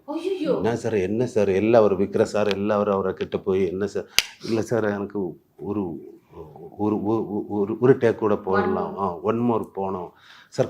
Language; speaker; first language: Tamil; non-native, learner; Malayalam